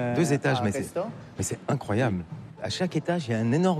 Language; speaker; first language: French; native; French